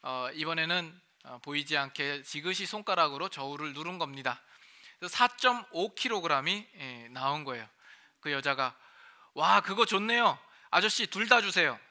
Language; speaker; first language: Korean; native; Korean